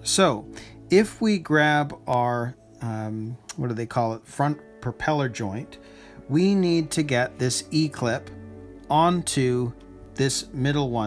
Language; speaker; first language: English; native; English